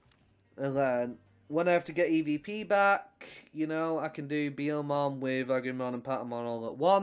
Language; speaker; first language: English; native; English